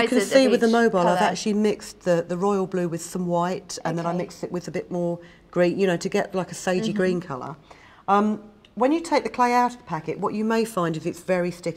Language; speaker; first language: English; native; English